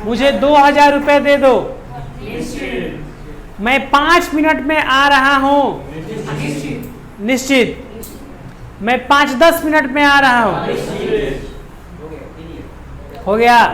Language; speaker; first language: Hindi; non-native, local second language; Bhojpuri